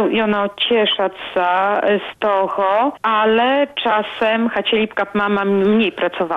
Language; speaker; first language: Polish; non-native, local second language; Belarusian